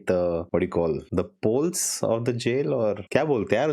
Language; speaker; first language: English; non-native, local second language; Hindi